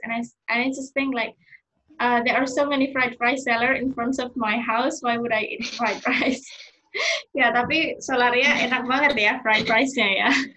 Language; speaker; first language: English; non-native, fluent; Indonesian